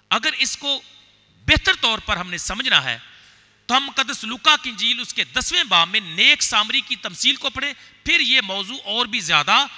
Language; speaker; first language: Urdu; non-native, local second language; Punjabi